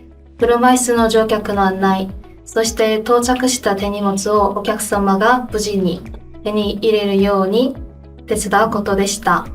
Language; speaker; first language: Japanese; non-native, fluent; Korean